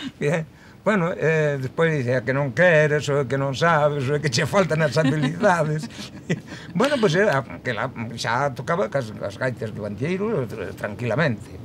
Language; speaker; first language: Galician; native; Galician